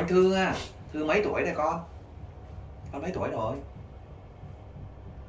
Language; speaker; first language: Vietnamese; native; Vietnamese